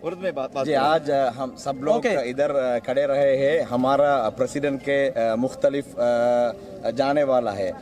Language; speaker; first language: Hindi; non-native, learner; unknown